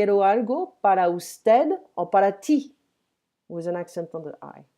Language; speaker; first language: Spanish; non-native, fluent; French